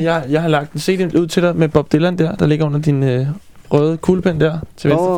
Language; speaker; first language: Danish; native; Danish